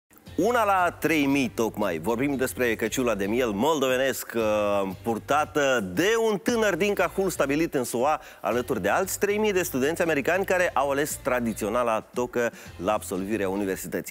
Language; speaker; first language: Romanian; native; Romanian